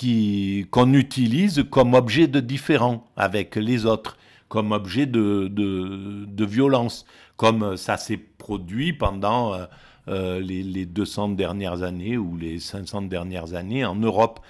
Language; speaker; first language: French; native; French